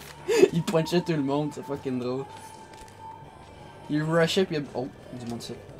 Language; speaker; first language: French; native; French